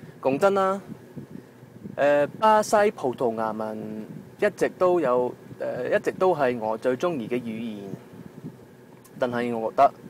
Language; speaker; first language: Cantonese; non-native, learner; English